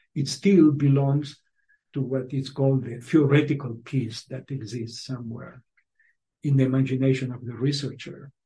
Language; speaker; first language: English; non-native, fluent; Spanish